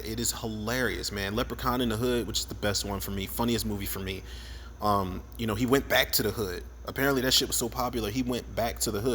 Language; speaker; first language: English; native; English